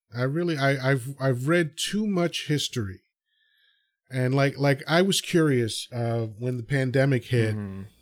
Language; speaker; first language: English; early bilingual, other home language; Spanish